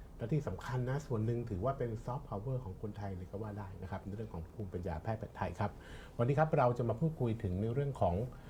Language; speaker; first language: Thai; native; Thai